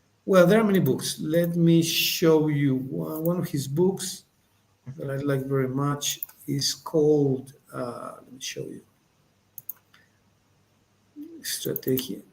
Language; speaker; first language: English; non-native, fluent; Spanish